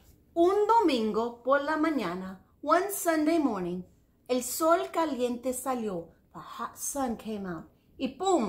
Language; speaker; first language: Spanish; non-native, fluent; English